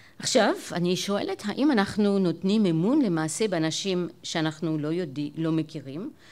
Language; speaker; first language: Hebrew; non-native, fluent; French